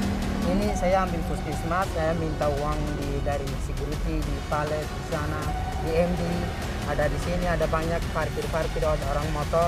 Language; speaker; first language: Indonesian; non-native, learner; Rohingya